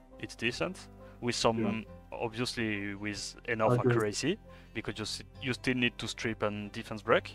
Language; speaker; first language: English; non-native, fluent; French